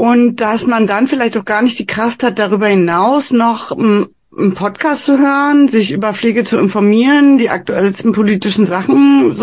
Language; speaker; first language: German; native; German